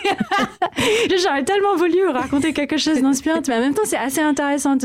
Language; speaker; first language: French; non-native, fluent; Filipino